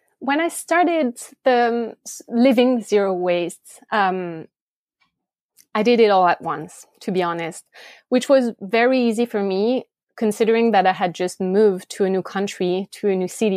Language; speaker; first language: English; non-native, fluent; French